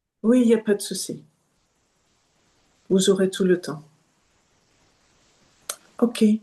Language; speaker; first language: French; non-native, fluent; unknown